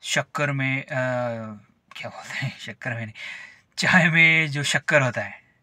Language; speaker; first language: Hindi; non-native, local second language; Marathi